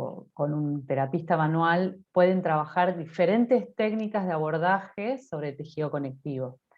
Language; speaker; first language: Spanish; native; Spanish